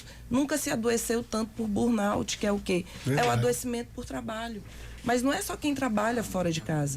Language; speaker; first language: Portuguese; native; Portuguese